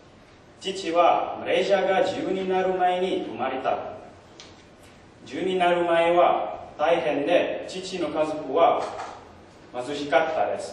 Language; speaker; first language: Japanese; non-native, learner; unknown